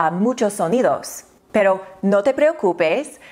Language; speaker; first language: Spanish; non-native, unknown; English